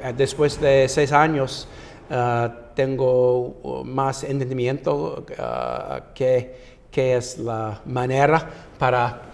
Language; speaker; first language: Spanish; non-native, fluent; English